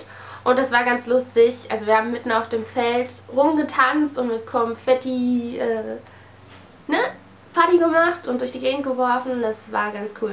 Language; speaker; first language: German; native; German